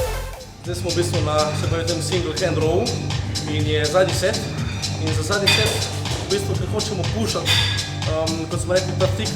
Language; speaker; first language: Slovenian; native; Slovenian